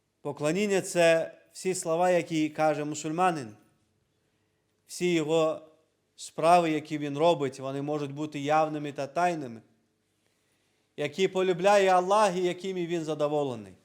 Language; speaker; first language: Ukrainian; non-native, local second language; Crimean Tatar